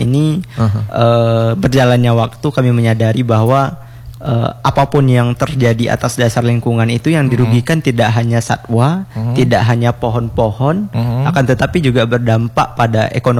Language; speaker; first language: Indonesian; non-native, local second language; Minangkabau